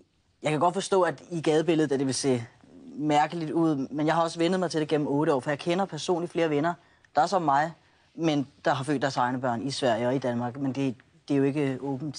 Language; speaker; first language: Danish; native; Danish